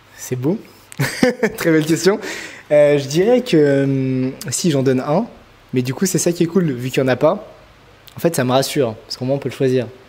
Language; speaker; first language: French; native; French